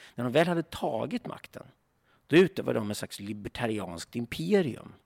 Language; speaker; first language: Swedish; native; Swedish